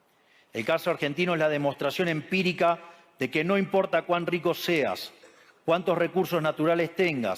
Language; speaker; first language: Spanish; native; Spanish